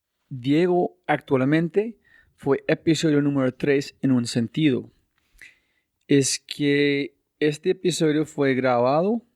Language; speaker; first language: Spanish; non-native, fluent; English